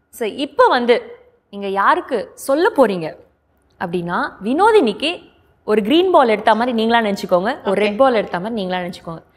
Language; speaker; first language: Tamil; native; Tamil